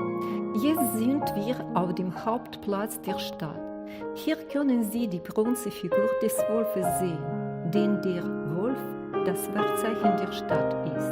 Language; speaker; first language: German; non-native, learner; Russian